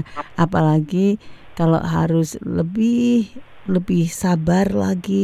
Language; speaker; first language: Indonesian; native; Indonesian